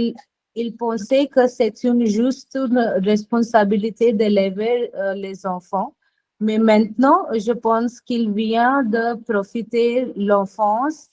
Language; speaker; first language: French; non-native, fluent; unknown